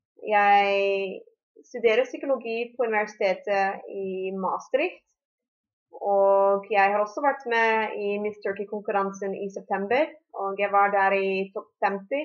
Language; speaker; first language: Norwegian; early bilingual, heritage; Norwegian